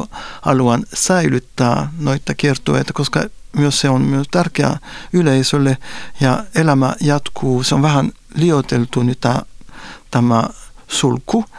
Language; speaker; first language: Finnish; non-native, fluent; French